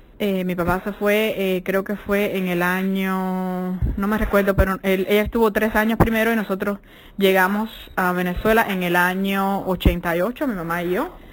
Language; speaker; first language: Spanish; native; Spanish